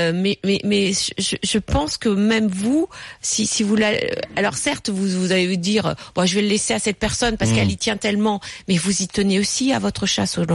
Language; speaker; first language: French; native; French